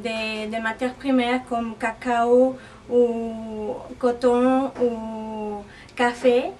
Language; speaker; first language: French; non-native, fluent; Spanish